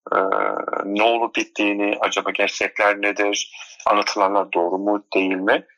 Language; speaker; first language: Turkish; non-native, local second language; Turoyo